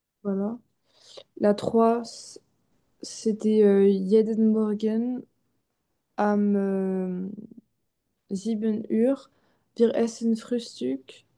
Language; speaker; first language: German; non-native, learner; French